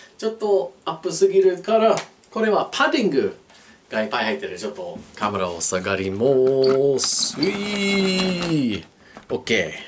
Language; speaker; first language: Japanese; non-native, learner; English